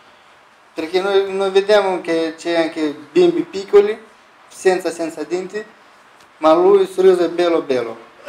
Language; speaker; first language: Italian; non-native, learner; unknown